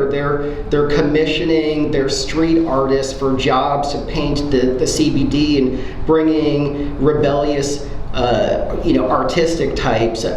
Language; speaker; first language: English; native; English